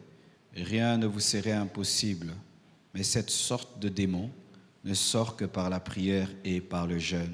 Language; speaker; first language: French; non-native, local second language; Lingala